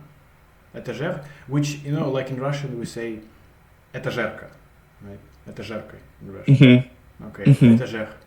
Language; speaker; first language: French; non-native, learner; Russian